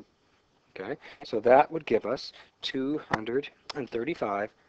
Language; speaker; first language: English; native; English